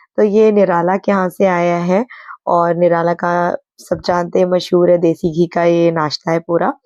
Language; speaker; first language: Hindi; native; Hindi